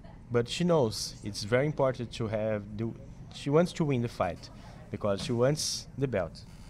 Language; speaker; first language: English; non-native, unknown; Portuguese